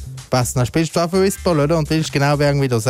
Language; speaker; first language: German; native; German